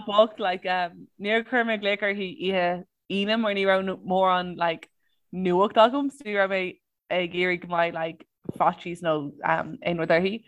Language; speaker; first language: Irish; non-native, local second language; English